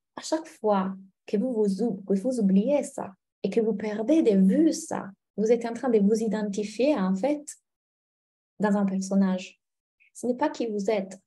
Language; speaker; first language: French; non-native, fluent; Italian